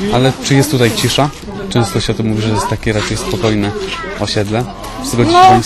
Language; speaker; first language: Polish; native; Polish